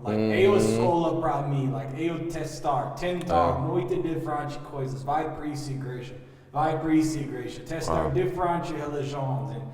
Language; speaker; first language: Portuguese; non-native, learner; English